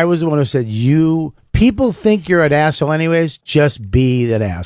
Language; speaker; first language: English; native; English